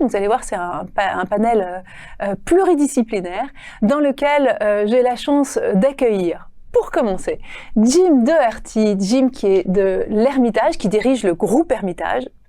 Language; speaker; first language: French; native; French